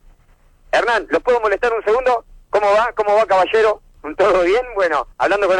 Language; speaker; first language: Spanish; native; Spanish